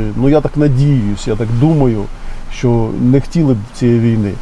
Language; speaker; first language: Ukrainian; native; Ukrainian